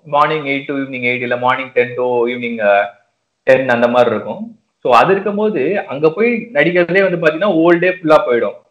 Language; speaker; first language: Tamil; native; Tamil